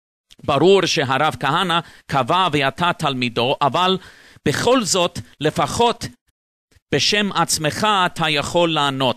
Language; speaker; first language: Hebrew; non-native, fluent; English